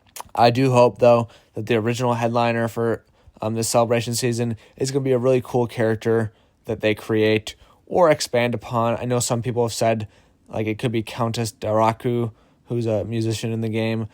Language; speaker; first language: English; native; English